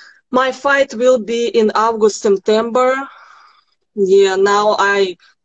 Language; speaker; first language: English; non-native, learner; Russian